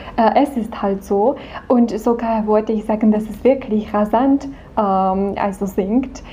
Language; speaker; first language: German; non-native, fluent; Czech